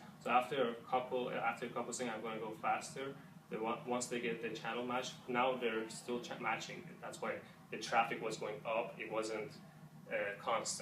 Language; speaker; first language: English; non-native, fluent; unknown